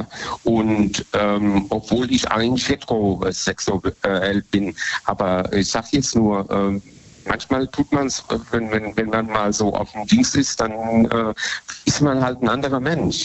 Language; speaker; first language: German; native; German